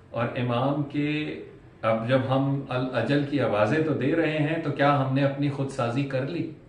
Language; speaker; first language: Urdu; native; Urdu